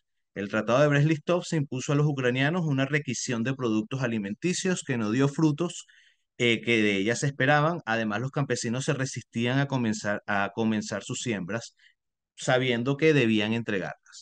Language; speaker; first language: Spanish; native; Spanish